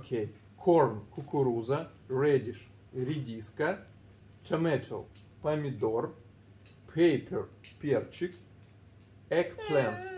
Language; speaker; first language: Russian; non-native, learner; English